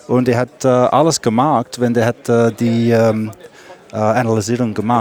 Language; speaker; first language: German; non-native, learner; English